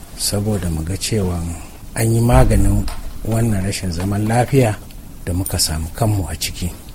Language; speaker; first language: Hausa; native; Hausa